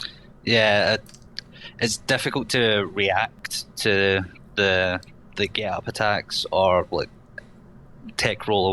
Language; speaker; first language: English; native; English